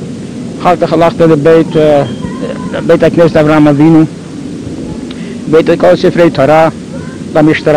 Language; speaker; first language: Hebrew; non-native, fluent; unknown